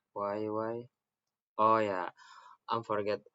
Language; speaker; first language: English; non-native, learner; Indonesian